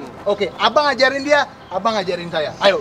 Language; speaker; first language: Indonesian; native; Indonesian